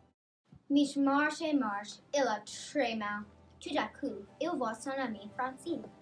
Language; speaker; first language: French; non-native, learner; English